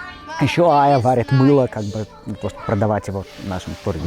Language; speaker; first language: Russian; native; Russian